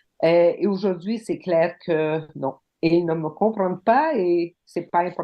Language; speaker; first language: French; non-native, local second language; English